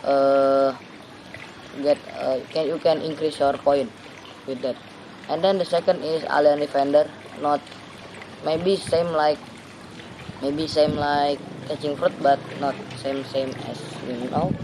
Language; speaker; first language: English; non-native, learner; Indonesian